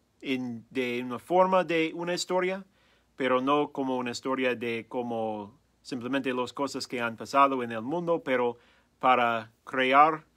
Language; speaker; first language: Spanish; non-native, fluent; English